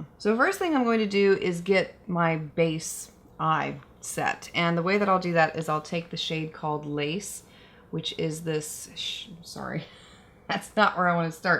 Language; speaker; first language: English; native; English